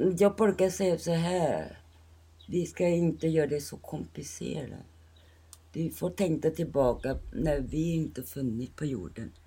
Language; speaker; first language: Swedish; non-native, fluent; Thai